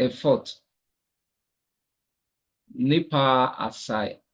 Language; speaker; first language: French; non-native, learner; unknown